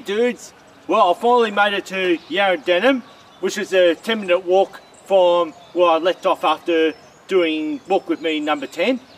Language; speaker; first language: English; native; English